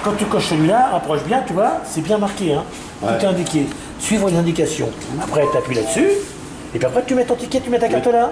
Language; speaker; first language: French; native; French